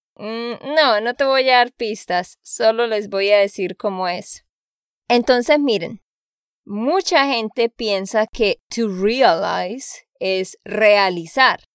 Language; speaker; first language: Spanish; native; Spanish